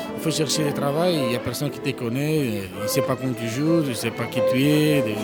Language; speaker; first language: French; non-native, fluent; Romanian